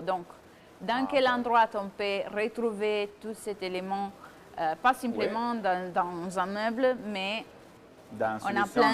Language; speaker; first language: French; non-native, fluent; Italian